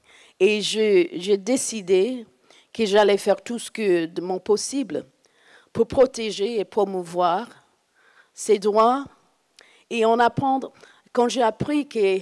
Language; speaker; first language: French; non-native, fluent; English